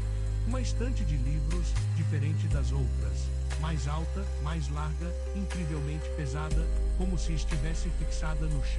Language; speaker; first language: Portuguese; native; Portuguese